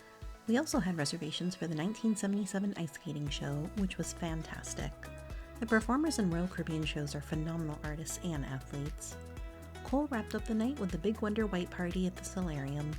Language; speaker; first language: English; native; English